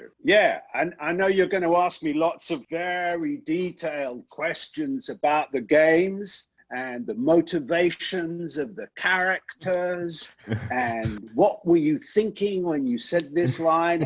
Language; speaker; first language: English; native; English